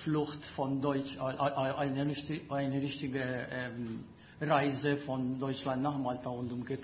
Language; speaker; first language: German; non-native, fluent; Maltese